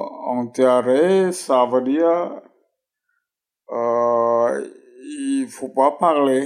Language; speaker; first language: French; non-native, fluent; Khmer